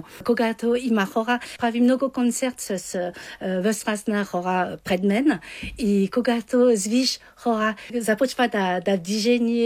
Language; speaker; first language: Bulgarian; non-native, learner; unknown